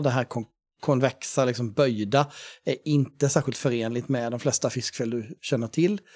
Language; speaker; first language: Swedish; native; Swedish